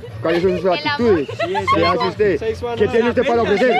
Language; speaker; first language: Spanish; native; Spanish